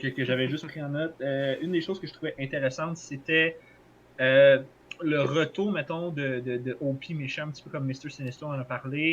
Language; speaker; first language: French; native; French